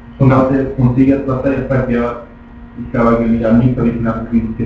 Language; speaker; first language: German; non-native, learner; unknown